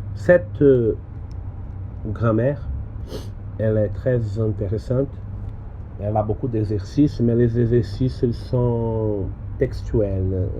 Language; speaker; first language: French; non-native, learner; Portuguese